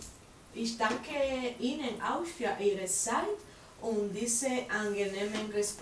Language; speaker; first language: German; non-native, learner; Spanish